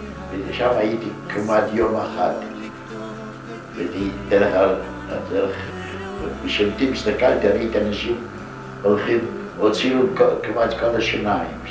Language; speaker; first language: Hebrew; non-native, fluent; Yiddish